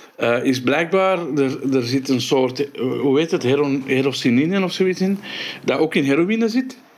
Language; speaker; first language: Dutch; native; Dutch